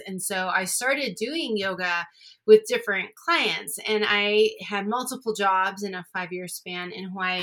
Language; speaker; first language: English; native; English